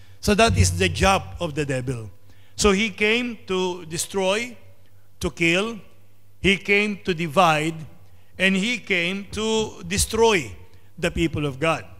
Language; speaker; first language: English; non-native, local second language; Filipino